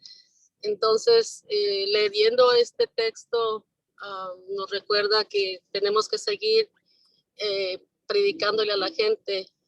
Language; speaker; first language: Spanish; native; Spanish